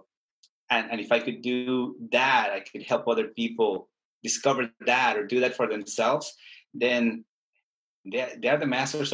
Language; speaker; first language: English; non-native, fluent; Spanish